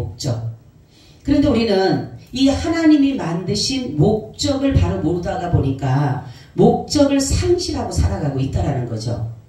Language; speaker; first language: Korean; native; Korean